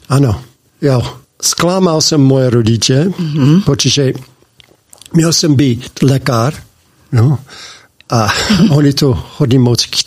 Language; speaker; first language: Czech; non-native, learner; English